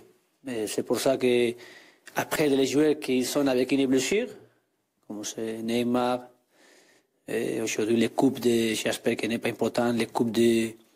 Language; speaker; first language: French; non-native, learner; Spanish